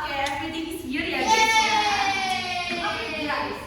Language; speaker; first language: English; non-native, learner; Indonesian